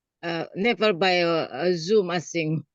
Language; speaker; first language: English; non-native, learner; Indonesian